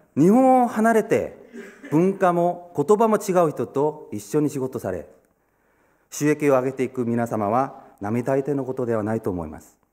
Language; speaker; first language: Japanese; non-native, fluent; Korean